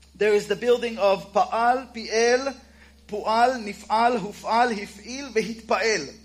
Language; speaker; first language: English; non-native, fluent; Hebrew